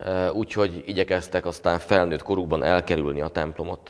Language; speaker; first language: Hungarian; native; Hungarian